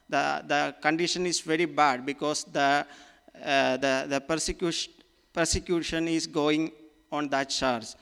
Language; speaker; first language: English; non-native, local second language; Malayalam